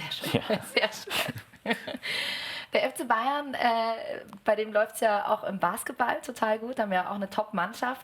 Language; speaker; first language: German; native; German